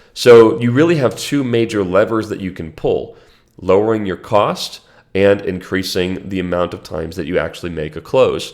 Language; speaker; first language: English; native; English